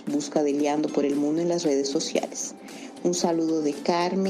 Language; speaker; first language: Spanish; native; Spanish